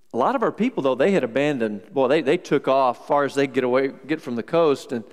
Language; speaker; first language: English; native; English